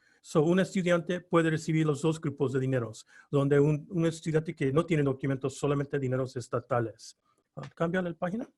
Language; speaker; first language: Spanish; early bilingual, heritage; Spanish